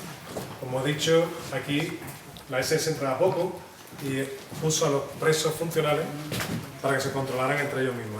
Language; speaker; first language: Spanish; native; Spanish